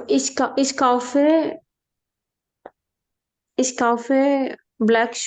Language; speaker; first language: German; non-native, learner; Bangla